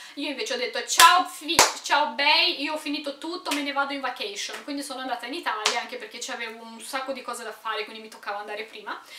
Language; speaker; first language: Italian; early bilingual, other home language; Romanian